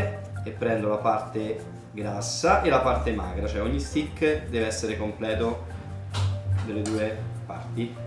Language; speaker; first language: Italian; native; Italian